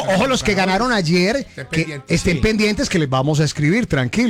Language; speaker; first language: Spanish; native; Spanish